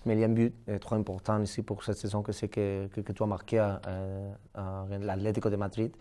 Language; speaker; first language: French; non-native, learner; Catalan